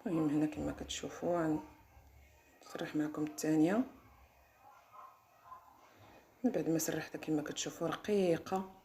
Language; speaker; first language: Arabic; native; Arabic